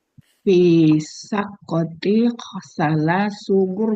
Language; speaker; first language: Arabic; non-native, learner; Indonesian